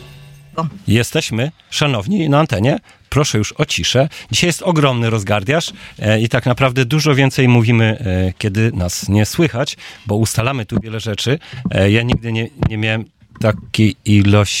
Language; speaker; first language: Polish; native; Polish